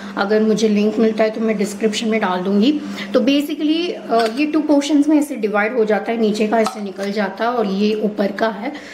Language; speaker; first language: Hindi; non-native, local second language; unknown